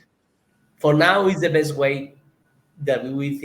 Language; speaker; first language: English; non-native, learner; Spanish